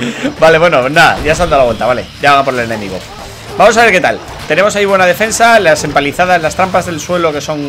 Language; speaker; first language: Spanish; native; Spanish